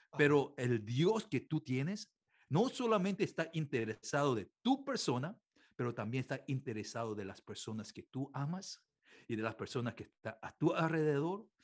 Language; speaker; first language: Spanish; non-native, fluent; Korean